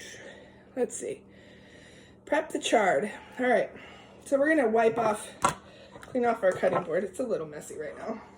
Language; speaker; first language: English; native; English